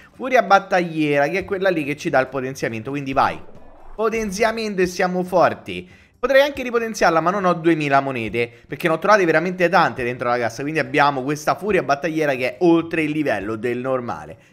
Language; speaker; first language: Italian; native; Italian